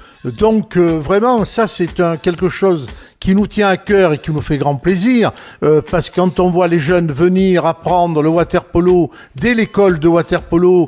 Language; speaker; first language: French; native; French